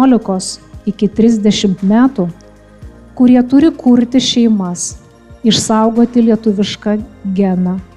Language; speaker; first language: Lithuanian; native; Lithuanian